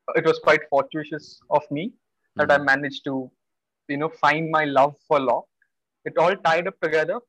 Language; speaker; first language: English; non-native, local second language; Odia